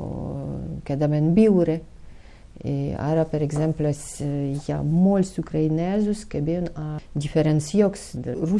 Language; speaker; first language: Catalan; non-native, fluent; Ukrainian